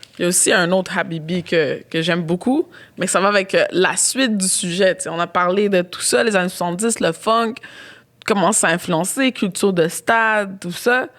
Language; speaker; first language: French; native; French